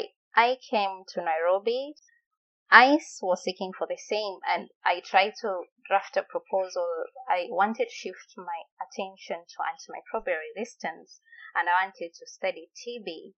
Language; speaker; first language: English; non-native, local second language; Gusii